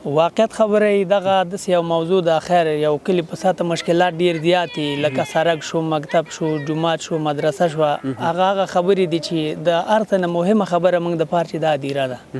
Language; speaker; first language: Pashto; non-native, local second language; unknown